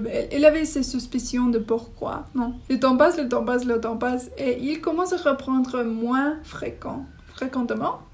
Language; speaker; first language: French; non-native, learner; English